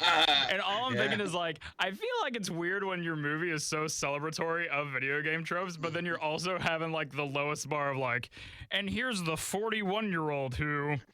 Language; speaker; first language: English; native; English